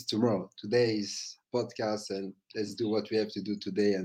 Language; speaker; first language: English; non-native, fluent; French